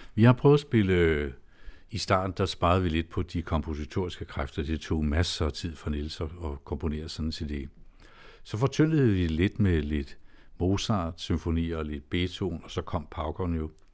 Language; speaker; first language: Danish; native; Danish